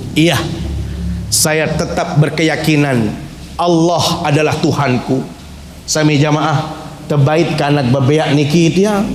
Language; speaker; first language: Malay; non-native, local second language; Sasak